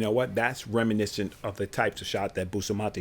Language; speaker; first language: English; native; English